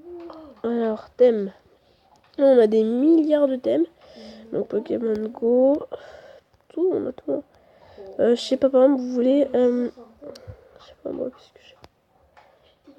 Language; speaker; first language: French; native; French